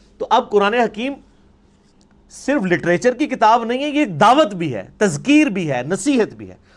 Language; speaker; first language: Urdu; non-native, local second language; Punjabi